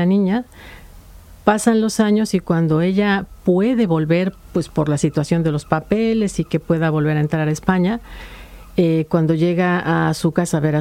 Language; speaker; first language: Spanish; native; Spanish